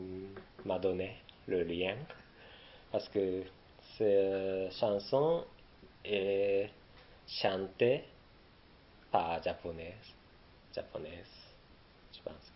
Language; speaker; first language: French; non-native, learner; Japanese